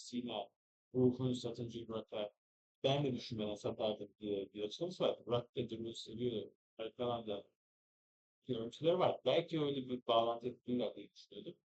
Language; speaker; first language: Turkish; native; Turkish